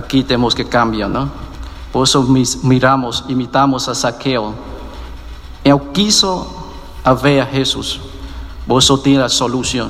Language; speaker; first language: Spanish; non-native, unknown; Vietnamese